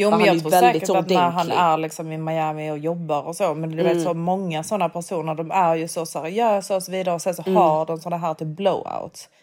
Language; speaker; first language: Swedish; native; Swedish